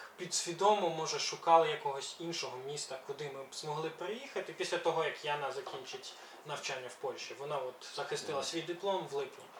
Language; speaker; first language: Ukrainian; early bilingual, other home language; Belarusian